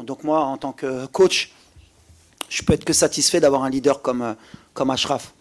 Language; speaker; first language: French; native; French